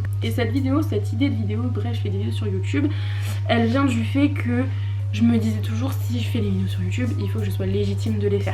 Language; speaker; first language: French; native; French